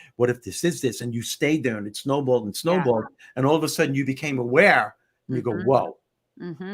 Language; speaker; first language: English; native; English